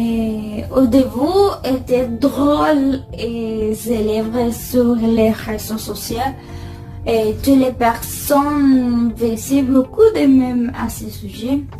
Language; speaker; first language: French; non-native, learner; Spanish